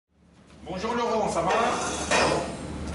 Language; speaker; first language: French; non-native, fluent; Arabic